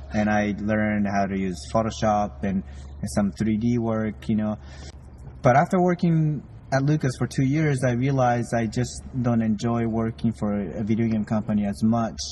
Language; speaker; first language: English; non-native, fluent; Japanese